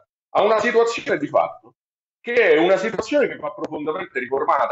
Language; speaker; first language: Italian; native; Italian